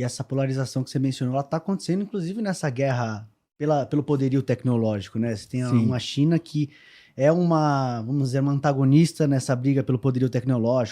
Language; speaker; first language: Portuguese; native; Portuguese